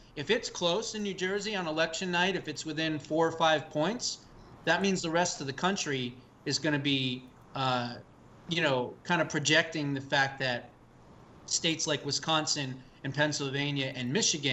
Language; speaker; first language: English; native; English